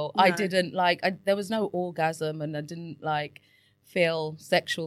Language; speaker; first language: English; native; English